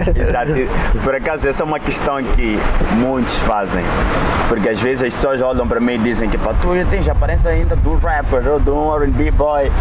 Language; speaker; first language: Portuguese; non-native, local second language; Tsonga